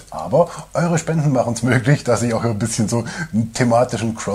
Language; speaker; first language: German; native; German